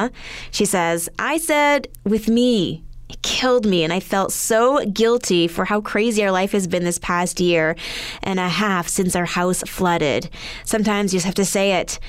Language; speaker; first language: English; native; English